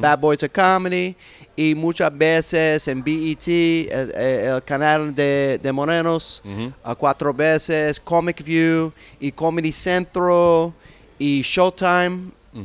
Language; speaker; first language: Spanish; non-native, learner; English